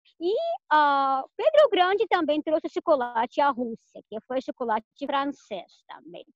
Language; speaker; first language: Portuguese; non-native, fluent; Russian